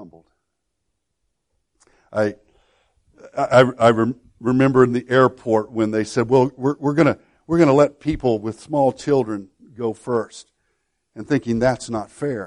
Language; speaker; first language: English; native; English